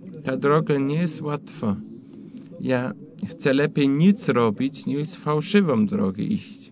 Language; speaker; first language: Polish; non-native, fluent; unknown